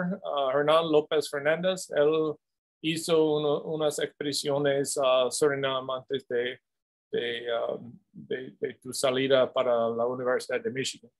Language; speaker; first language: Spanish; non-native, fluent; English